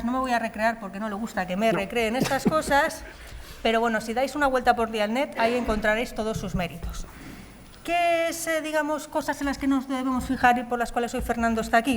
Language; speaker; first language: Spanish; native; Spanish